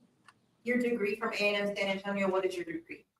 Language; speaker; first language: English; native; English